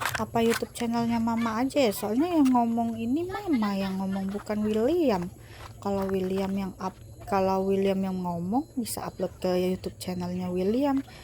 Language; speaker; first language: Indonesian; non-native, local second language; Hakka Chinese